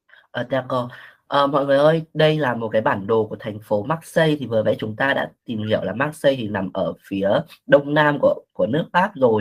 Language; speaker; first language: Vietnamese; native; Vietnamese